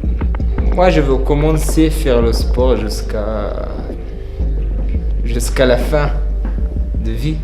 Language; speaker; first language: French; non-native, learner; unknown